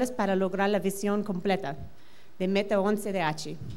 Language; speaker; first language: Spanish; non-native, fluent; English